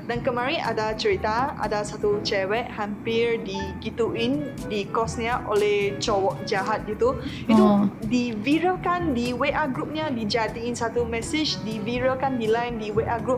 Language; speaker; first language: Indonesian; non-native, fluent; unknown